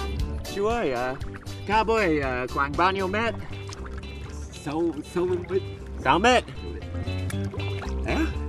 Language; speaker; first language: Vietnamese; non-native, learner; English